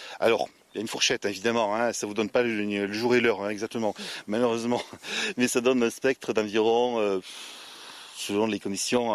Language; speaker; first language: French; native; French